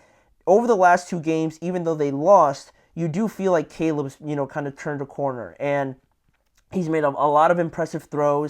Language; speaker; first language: English; native; English